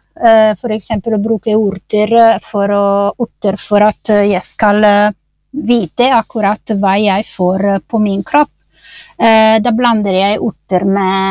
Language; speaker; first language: Norwegian; non-native, fluent; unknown